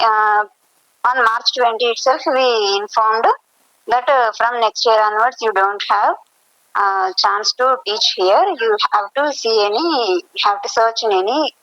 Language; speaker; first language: English; non-native, local second language; Telugu